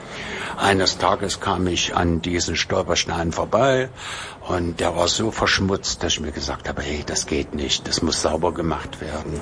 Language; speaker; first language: German; native; German